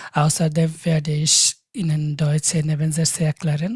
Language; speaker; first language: German; non-native, fluent; Bangla